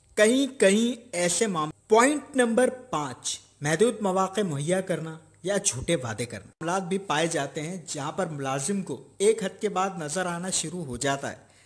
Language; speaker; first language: Urdu; native; Urdu